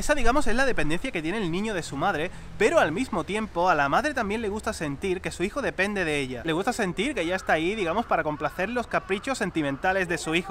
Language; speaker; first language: Spanish; native; Spanish